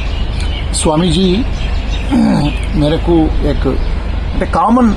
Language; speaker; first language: Hindi; non-native, local second language; Telugu